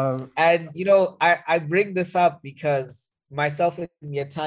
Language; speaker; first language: English; non-native, fluent; Portuguese